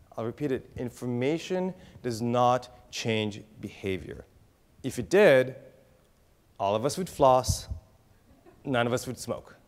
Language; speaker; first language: English; native; English